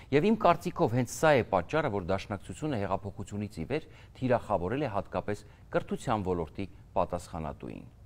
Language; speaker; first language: Armenian; native; Armenian